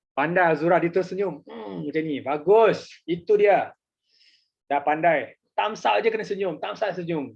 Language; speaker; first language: Malay; non-native, local second language; Chinese